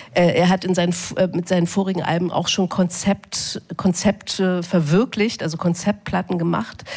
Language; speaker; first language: German; native; German